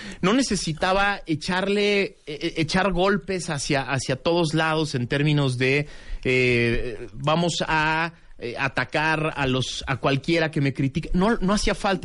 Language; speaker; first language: Spanish; native; Spanish